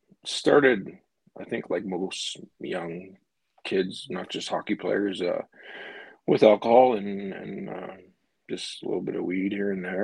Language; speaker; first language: English; native; English